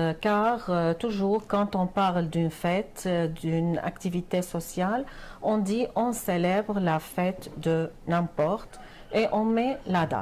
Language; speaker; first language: French; non-native, fluent; Arabic